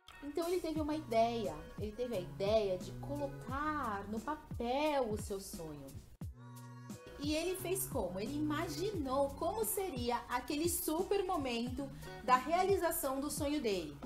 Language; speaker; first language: Portuguese; native; Portuguese